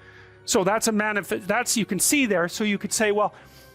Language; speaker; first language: English; native; English